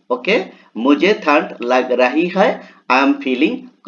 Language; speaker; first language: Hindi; non-native, learner; Bangla